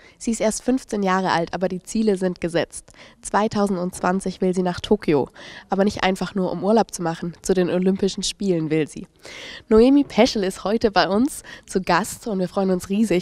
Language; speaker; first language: German; native; German